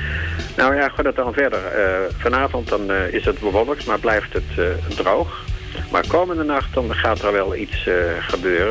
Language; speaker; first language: Dutch; native; Dutch